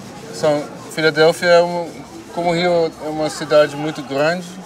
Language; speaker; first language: Portuguese; non-native, fluent; Dutch